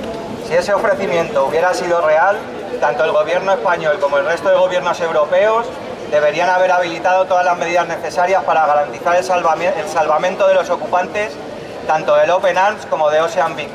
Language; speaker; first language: Spanish; native; Spanish